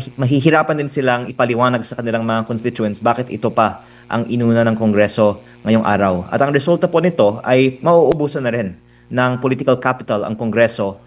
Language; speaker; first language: Filipino; native; Filipino